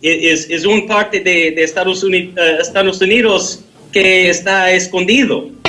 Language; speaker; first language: Spanish; non-native, learner; English